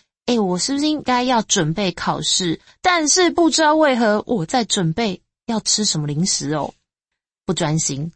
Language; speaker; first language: Chinese; native; Chinese